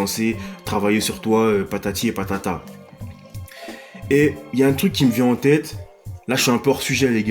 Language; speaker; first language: French; native; French